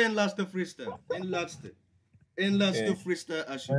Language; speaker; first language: Dutch; non-native, learner; English